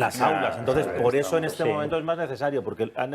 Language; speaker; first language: Spanish; native; Spanish